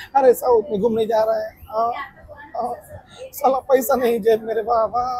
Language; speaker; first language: Hindi; non-native, local second language; Marathi